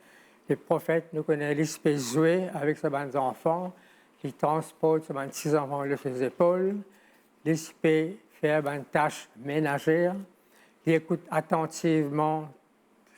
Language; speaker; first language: French; non-native, local second language; Morisyen